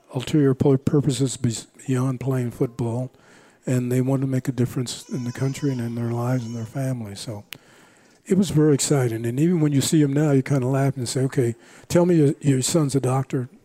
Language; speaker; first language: English; native; English